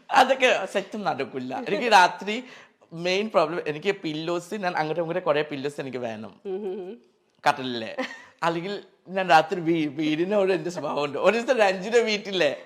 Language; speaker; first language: Malayalam; non-native, learner; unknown